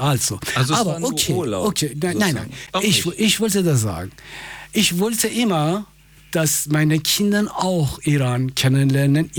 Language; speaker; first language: German; non-native, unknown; Persian